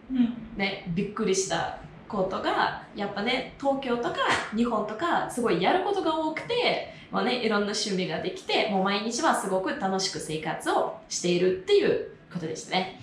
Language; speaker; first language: Japanese; non-native, fluent; Russian